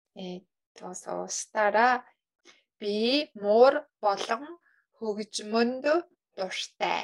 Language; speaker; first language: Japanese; non-native, fluent; Mongolian